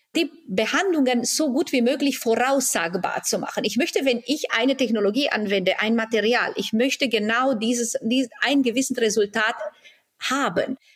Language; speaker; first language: German; non-native, fluent; Romanian